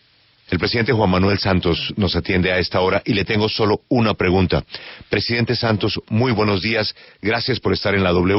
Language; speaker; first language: Spanish; native; Spanish